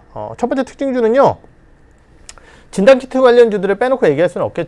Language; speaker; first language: Korean; native; Korean